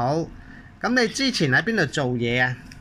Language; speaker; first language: Cantonese; native; Cantonese